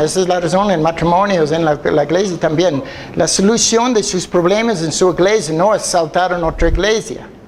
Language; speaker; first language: Spanish; non-native, fluent; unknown